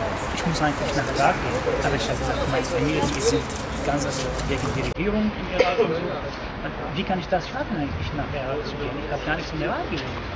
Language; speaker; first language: German; non-native, learner; Arabic